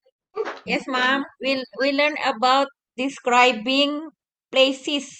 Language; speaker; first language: English; non-native, learner; Indonesian